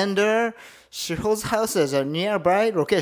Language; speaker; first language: English; non-native, learner; Japanese